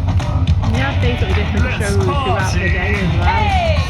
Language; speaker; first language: English; native; English